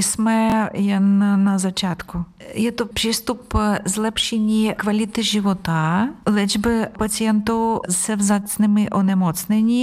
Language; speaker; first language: Czech; non-native, fluent; Ukrainian